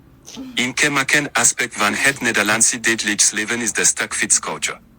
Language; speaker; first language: Dutch; non-native, learner; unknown